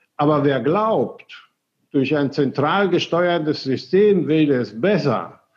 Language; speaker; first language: German; early bilingual, other home language; Spanish